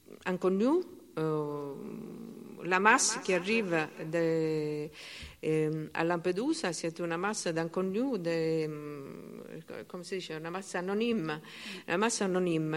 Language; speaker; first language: French; non-native, learner; Italian